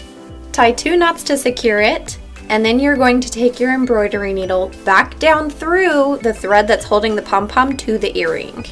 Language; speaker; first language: English; native; English